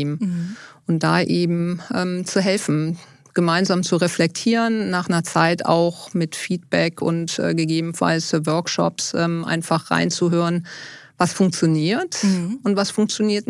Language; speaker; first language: German; native; German